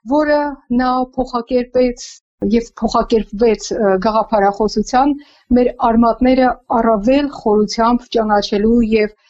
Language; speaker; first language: Armenian; native; Armenian